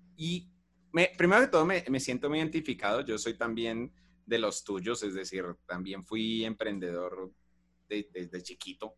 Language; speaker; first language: Spanish; native; Spanish